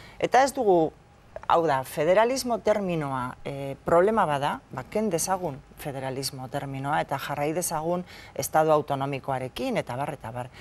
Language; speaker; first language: Basque; non-native, local second language; Spanish